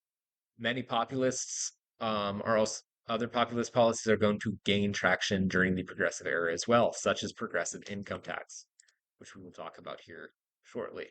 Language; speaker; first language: English; native; English